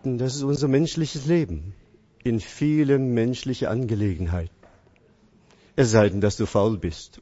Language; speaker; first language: German; non-native, fluent; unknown